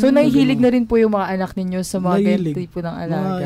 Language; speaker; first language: Filipino; native; Filipino